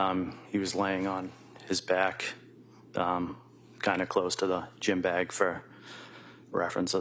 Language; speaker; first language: English; native; English